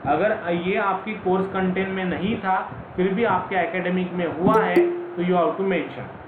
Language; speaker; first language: Hindi; non-native, local second language; Marathi